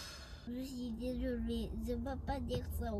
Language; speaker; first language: French; early bilingual, heritage; French